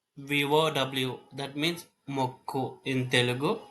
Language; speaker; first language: English; non-native, local second language; Telugu